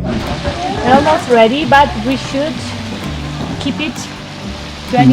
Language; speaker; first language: English; non-native, learner; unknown